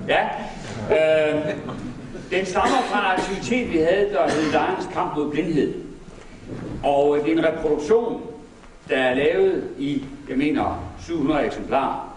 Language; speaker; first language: Danish; native; Danish